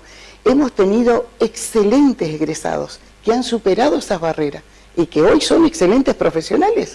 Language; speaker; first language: Spanish; native; Spanish